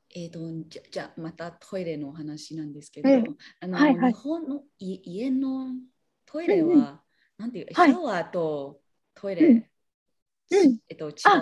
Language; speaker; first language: Japanese; non-native, learner; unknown